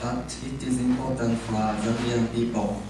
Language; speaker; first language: English; non-native, learner; Japanese